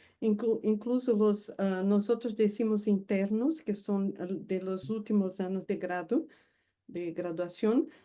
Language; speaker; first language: Spanish; non-native, fluent; Portuguese